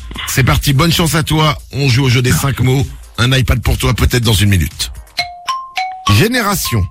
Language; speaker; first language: French; native; French